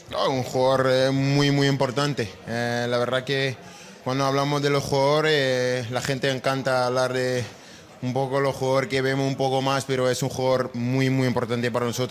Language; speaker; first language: Spanish; non-native, fluent; French